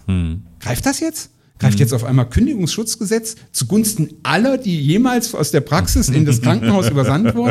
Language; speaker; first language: German; native; German